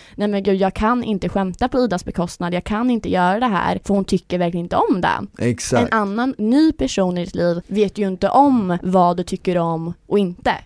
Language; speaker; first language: Swedish; native; Swedish